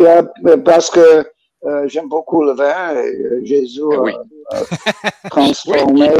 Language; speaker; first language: French; non-native, learner; English